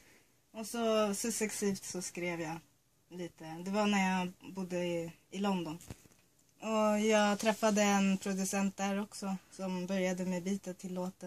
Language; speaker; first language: Swedish; early bilingual, other home language; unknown